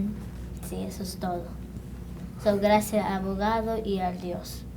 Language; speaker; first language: Spanish; early bilingual, heritage; English